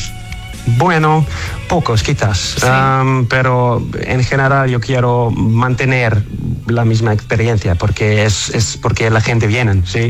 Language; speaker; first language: Spanish; non-native, learner; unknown